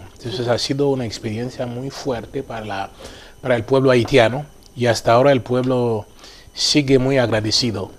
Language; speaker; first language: Spanish; non-native, fluent; Haitian Creole